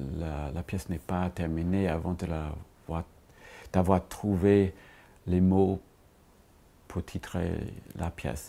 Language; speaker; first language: French; non-native, fluent; English